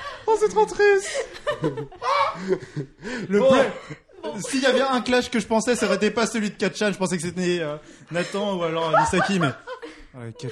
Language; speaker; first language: French; native; French